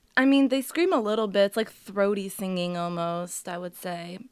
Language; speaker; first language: English; early bilingual, other home language; Portuguese